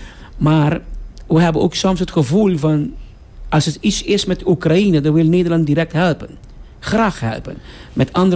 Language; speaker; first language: Dutch; non-native, local second language; Papiamento